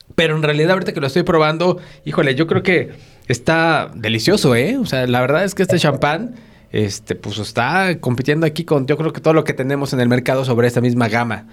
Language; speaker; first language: Spanish; native; Spanish